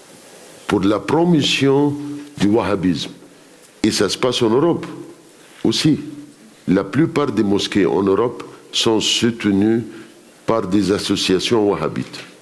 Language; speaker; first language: French; non-native, fluent; Arabic